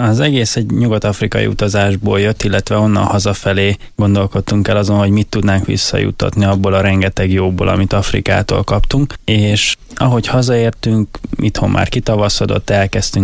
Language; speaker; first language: Hungarian; native; Hungarian